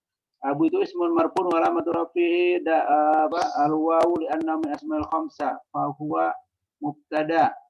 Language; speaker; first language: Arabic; non-native, fluent; Indonesian